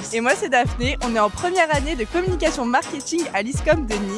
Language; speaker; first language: French; native; French